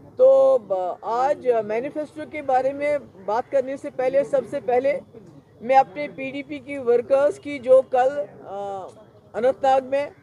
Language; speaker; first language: Urdu; non-native, local second language; Kashmiri